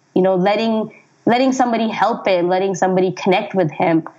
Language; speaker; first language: English; non-native, local second language; Urdu